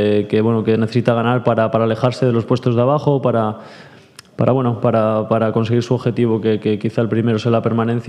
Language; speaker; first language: Spanish; native; Spanish